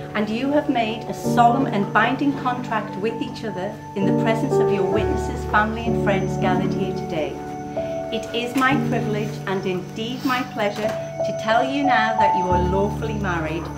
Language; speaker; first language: English; native; English